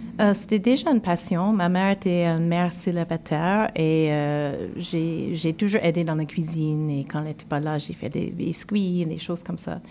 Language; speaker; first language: French; non-native, fluent; English